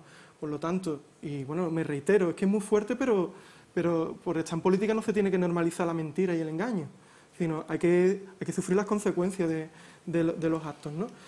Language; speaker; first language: Spanish; native; Spanish